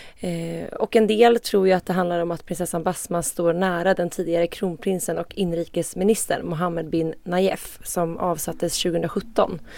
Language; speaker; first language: Swedish; native; Swedish